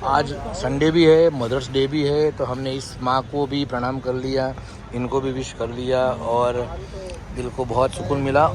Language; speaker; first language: Hindi; non-native, local second language; Gujarati